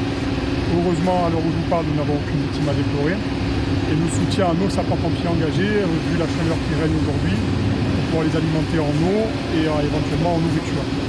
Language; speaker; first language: French; native; French